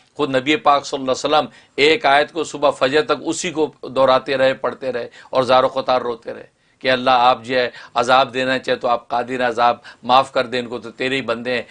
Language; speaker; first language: Urdu; native; Urdu